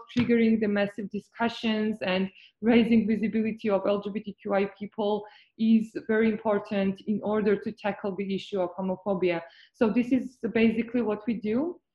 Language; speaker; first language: English; non-native, fluent; Georgian